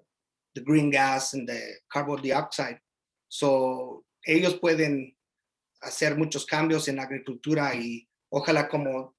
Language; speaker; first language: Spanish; early bilingual, heritage; English